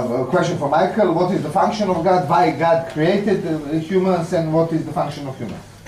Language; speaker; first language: English; non-native, fluent; Serbian